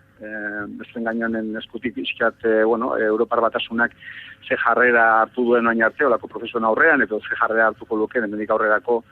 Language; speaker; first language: Basque; native; Basque